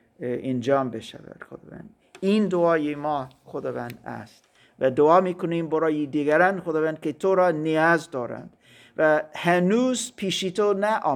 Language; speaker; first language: Persian; non-native, learner; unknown